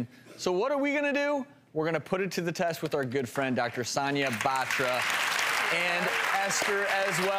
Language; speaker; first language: English; native; English